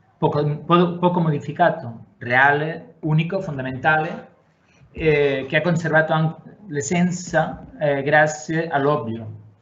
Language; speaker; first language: Italian; non-native, fluent; Catalan